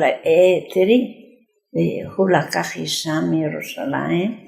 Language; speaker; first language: Hebrew; non-native, fluent; Yiddish